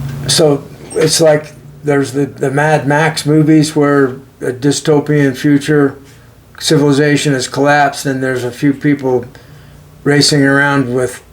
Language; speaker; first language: English; native; English